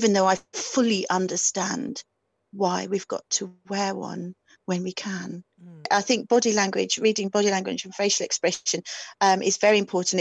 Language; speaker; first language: English; native; English